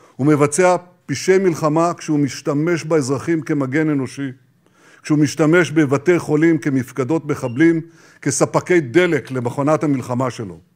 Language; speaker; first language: Hebrew; native; Hebrew